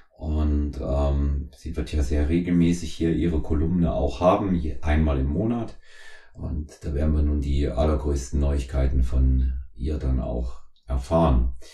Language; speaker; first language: German; native; German